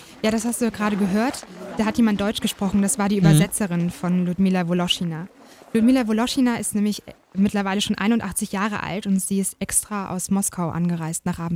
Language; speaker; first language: German; native; German